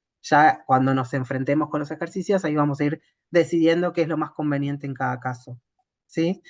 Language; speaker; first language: Spanish; native; Spanish